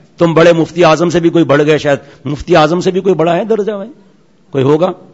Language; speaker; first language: Urdu; non-native, local second language; Memoni